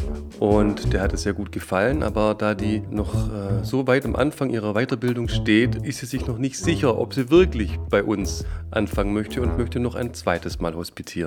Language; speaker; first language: German; native; German